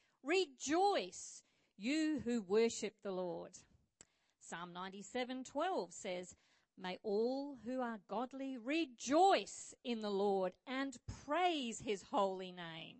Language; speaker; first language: English; native; English